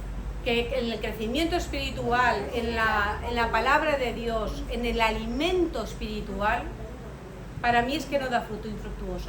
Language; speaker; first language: Spanish; native; Spanish